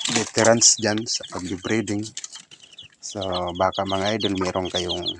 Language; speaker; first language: Filipino; non-native, local second language; Bikol